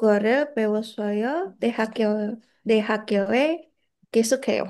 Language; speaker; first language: Korean; non-native, learner; Indonesian